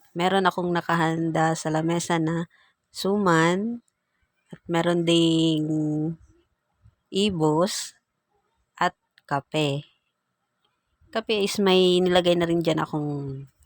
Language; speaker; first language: Filipino; non-native, local second language; Bikol